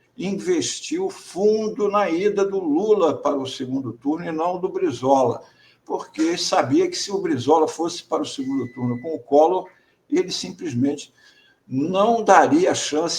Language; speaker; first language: Portuguese; native; Portuguese